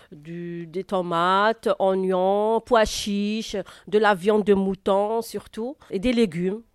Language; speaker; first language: French; non-native, local second language; Arabic